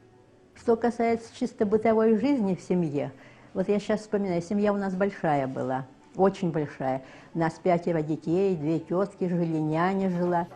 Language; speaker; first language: Russian; native; Russian